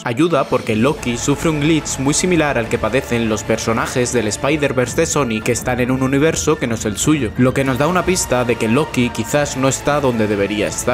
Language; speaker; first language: Spanish; native; Spanish